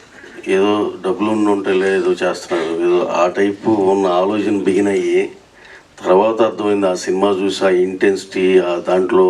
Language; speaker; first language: Telugu; native; Telugu